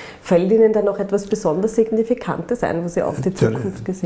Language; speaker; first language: German; native; German